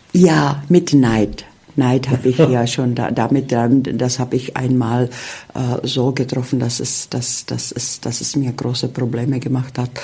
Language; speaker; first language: German; early bilingual, heritage; German